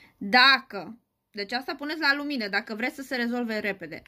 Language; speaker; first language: Romanian; native; Romanian